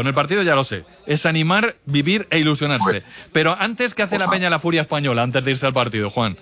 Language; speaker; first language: Spanish; native; Spanish